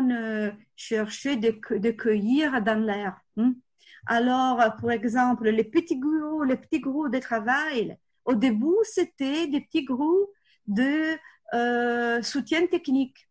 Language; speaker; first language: French; non-native, fluent; Italian